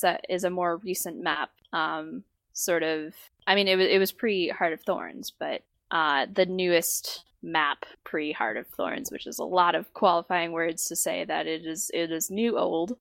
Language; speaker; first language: English; native; English